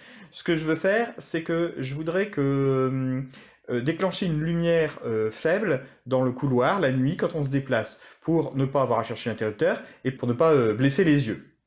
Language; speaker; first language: French; native; French